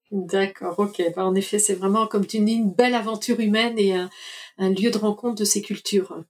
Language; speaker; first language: French; native; French